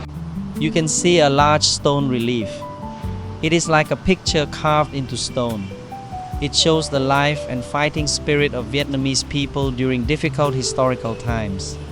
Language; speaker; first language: English; non-native, fluent; Vietnamese